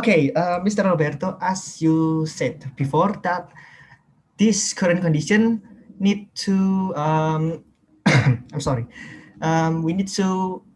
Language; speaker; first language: English; non-native, learner; Indonesian